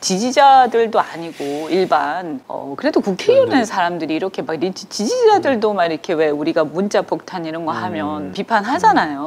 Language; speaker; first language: Korean; native; Korean